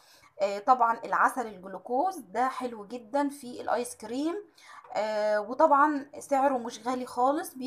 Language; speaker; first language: Arabic; native; Arabic